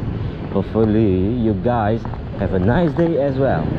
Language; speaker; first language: English; non-native, local second language; Chinese